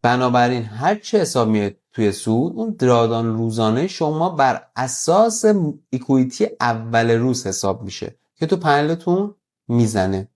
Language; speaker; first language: Persian; native; Persian